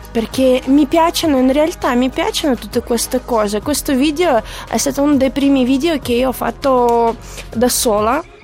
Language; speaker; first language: Italian; non-native, fluent; Russian